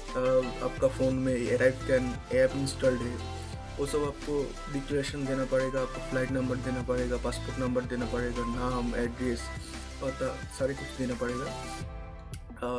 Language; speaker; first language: Hindi; non-native, local second language; Bangla